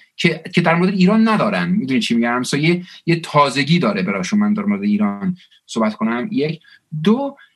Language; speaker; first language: Persian; early bilingual, heritage; Persian